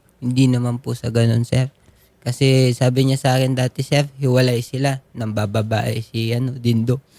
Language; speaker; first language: Filipino; native; Filipino